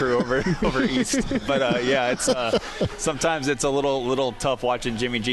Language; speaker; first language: English; native; English